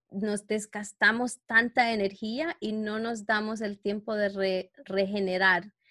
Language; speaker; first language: Spanish; early bilingual, heritage; Spanish